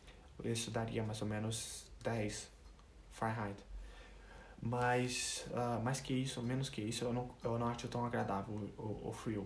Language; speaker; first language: Portuguese; non-native, fluent; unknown